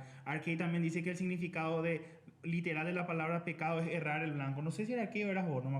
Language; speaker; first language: Spanish; native; Spanish